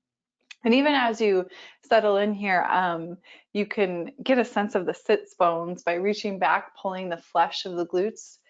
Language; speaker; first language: English; native; English